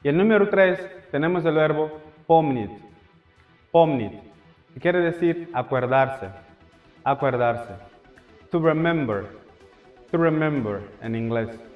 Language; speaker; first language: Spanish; non-native, fluent; Portuguese